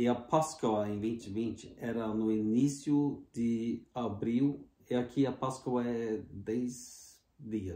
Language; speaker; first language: Portuguese; non-native, fluent; Norwegian